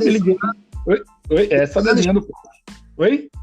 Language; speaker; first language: Portuguese; native; Portuguese